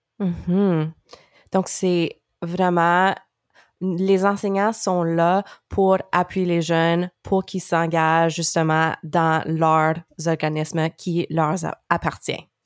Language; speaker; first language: French; native; French